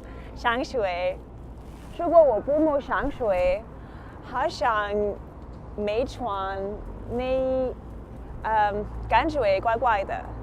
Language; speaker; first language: Chinese; non-native, fluent; French